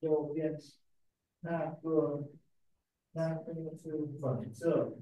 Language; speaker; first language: Chinese; non-native, learner; Vietnamese